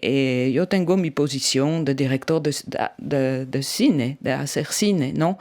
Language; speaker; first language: Spanish; non-native, learner; French